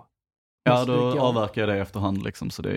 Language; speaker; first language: Swedish; native; Swedish